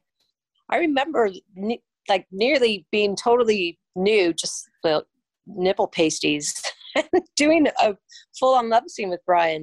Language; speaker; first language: English; native; English